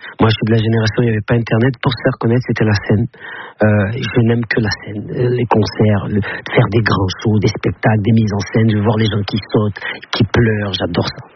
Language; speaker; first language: French; native; French